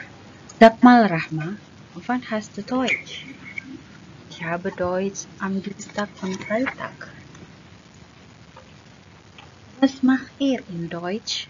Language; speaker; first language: German; non-native, learner; Indonesian